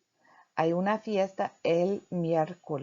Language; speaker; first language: Spanish; non-native, fluent; English